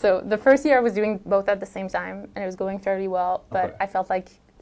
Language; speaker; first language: English; native; English